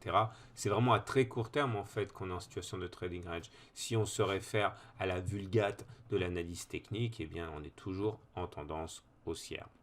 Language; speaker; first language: French; native; French